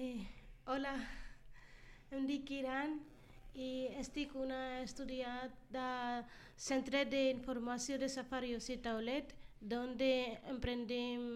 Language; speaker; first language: Spanish; non-native, learner; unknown